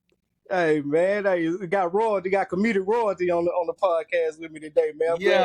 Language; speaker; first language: English; native; English